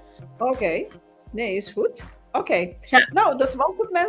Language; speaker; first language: Dutch; non-native, local second language; Papiamento